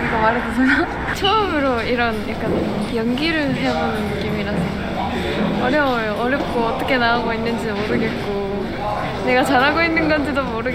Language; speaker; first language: Korean; non-native, learner; Japanese